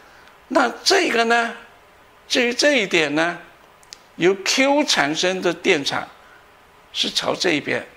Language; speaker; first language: Chinese; native; Chinese